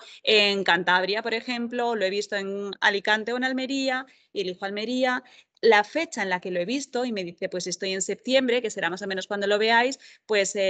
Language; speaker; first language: Spanish; native; Spanish